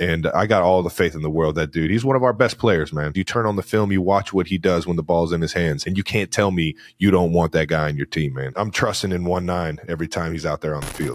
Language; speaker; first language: English; native; English